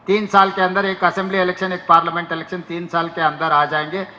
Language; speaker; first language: Hindi; non-native, local second language; Telugu